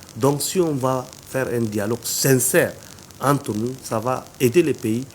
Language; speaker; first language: French; non-native, local second language; Arabic